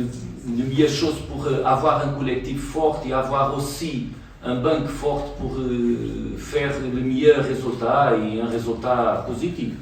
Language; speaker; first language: French; non-native, fluent; Portuguese